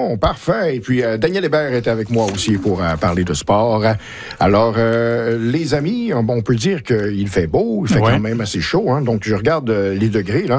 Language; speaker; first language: French; native; French